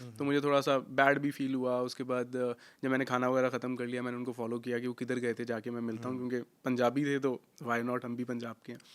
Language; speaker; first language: Hindi; non-native, local second language; Punjabi